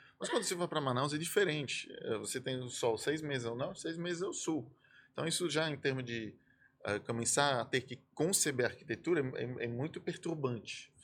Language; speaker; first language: Portuguese; non-native, fluent; French